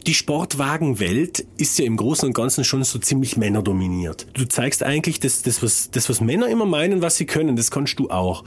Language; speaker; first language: German; native; German